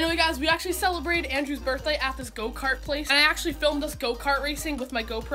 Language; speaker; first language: English; native; English